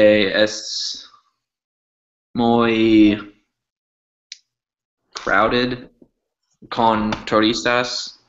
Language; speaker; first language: Spanish; non-native, learner; English